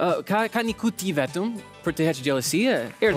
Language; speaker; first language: Albanian; non-native, learner; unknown